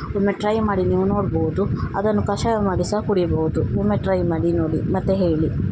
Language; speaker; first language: Kannada; non-native, local second language; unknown